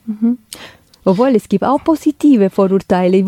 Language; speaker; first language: German; non-native, fluent; Spanish